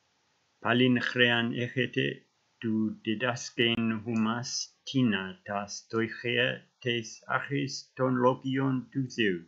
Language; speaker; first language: Greek; non-native, learner; English